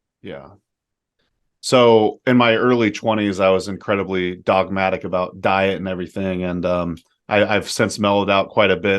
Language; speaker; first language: English; native; English